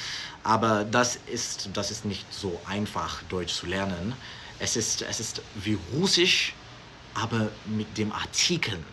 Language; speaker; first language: German; non-native, learner; English